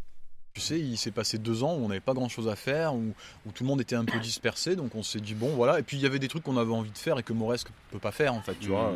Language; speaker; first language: French; native; French